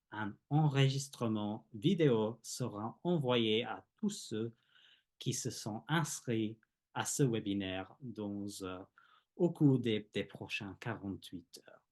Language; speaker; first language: French; non-native, fluent; English